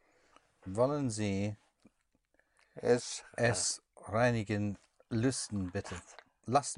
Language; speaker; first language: German; non-native, learner; English